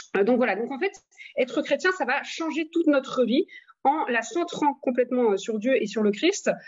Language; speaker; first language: French; native; French